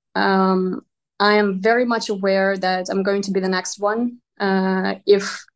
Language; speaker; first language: English; non-native, fluent; Ukrainian